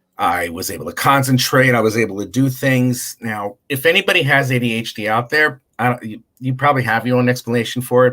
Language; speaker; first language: English; native; English